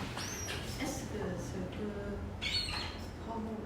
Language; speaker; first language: French; non-native, learner; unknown